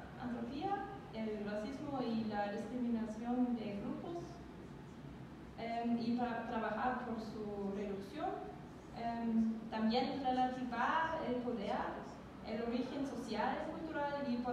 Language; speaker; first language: Spanish; non-native, learner; German